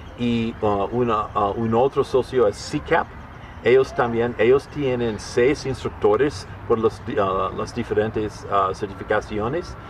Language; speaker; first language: Spanish; non-native, learner; English